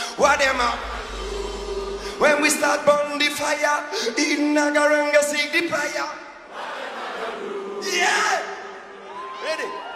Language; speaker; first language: English; non-native, fluent; German